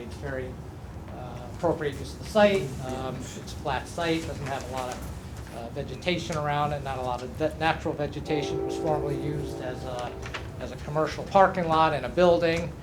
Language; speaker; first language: English; native; English